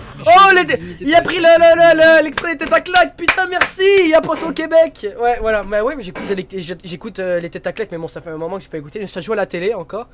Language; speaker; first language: French; native; French